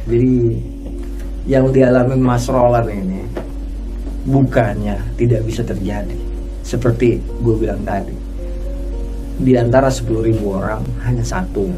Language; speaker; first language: Indonesian; native; Indonesian